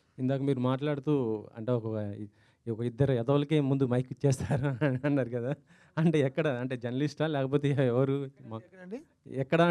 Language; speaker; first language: Telugu; native; Telugu